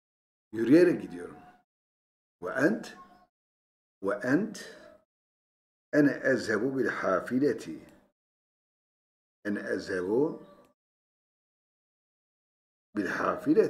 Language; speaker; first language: Arabic; non-native, fluent; Turkish